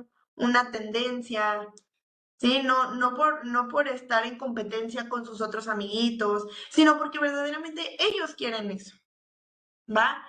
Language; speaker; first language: Spanish; native; Spanish